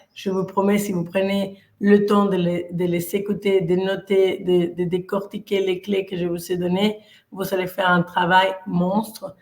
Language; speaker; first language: French; non-native, fluent; Spanish